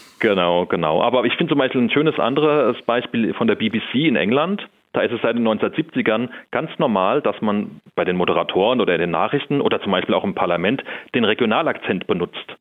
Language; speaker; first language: German; native; German